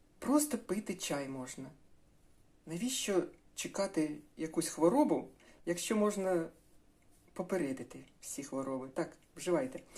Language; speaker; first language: Ukrainian; non-native, local second language; Russian